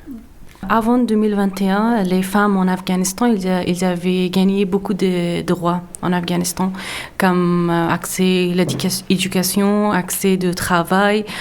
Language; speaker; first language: French; non-native, learner; Persian